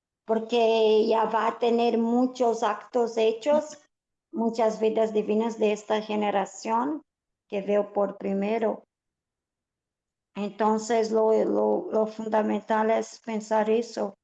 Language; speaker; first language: Spanish; non-native, fluent; Portuguese